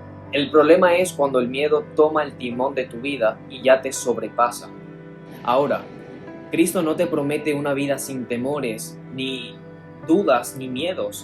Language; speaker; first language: Spanish; native; Spanish